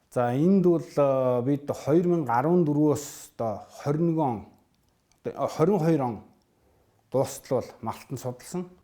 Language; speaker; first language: Mongolian; native; Mongolian